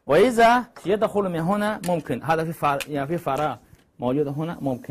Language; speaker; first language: Arabic; non-native, learner; Chinese